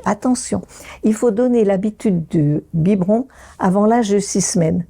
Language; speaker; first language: French; native; French